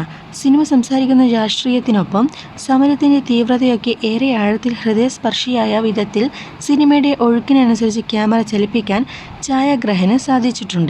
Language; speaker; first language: Malayalam; native; Malayalam